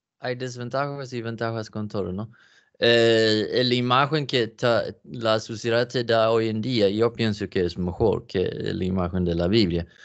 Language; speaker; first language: Spanish; non-native, learner; Swedish